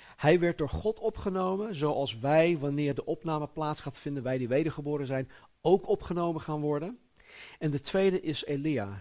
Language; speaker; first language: Dutch; native; Dutch